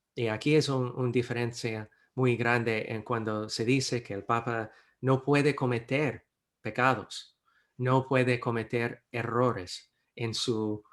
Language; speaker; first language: Spanish; non-native, fluent; English